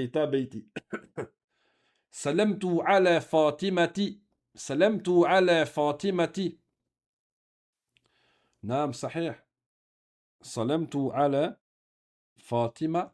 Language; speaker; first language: Arabic; non-native, fluent; French